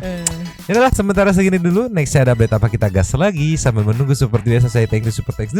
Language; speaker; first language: Indonesian; native; Indonesian